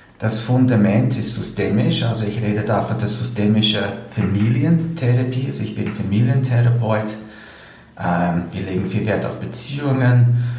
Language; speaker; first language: German; non-native, fluent; English